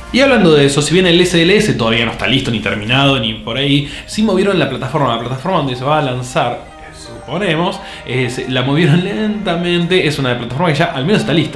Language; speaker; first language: Spanish; native; Spanish